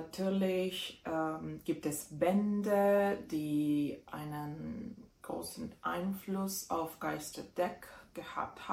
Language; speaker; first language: German; non-native, fluent; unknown